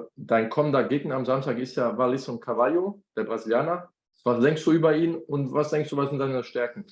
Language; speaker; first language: German; native; German